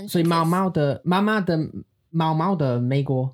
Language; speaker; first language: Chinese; non-native, learner; English